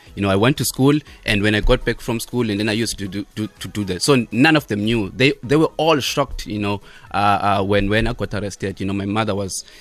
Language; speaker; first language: English; non-native, local second language; Xhosa